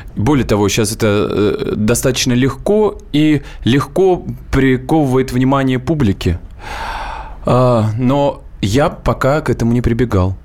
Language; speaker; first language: Russian; native; Russian